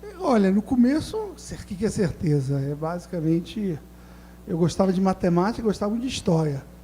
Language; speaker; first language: Portuguese; native; Portuguese